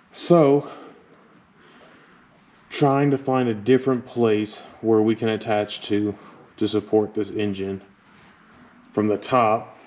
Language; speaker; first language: English; native; English